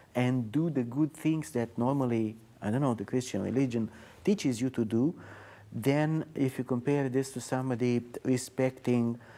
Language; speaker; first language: English; non-native, fluent; Romanian